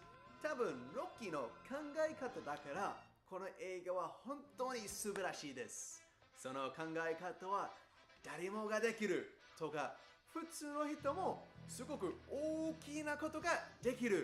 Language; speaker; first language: Japanese; non-native, fluent; English